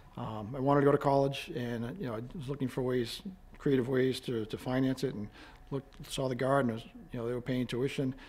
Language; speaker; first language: English; native; English